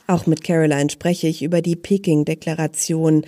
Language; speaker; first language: German; native; German